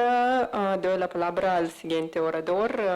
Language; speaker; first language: Spanish; non-native, fluent; Russian